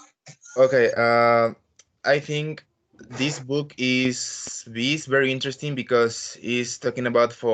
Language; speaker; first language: English; non-native, learner; Spanish